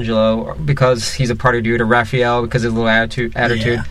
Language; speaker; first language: English; native; English